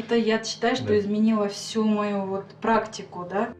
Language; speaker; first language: Russian; native; Russian